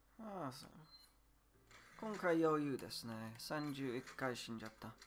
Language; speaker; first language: Japanese; non-native, learner; English